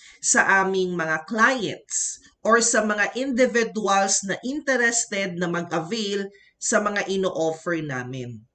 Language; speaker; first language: Filipino; non-native, local second language; Cebuano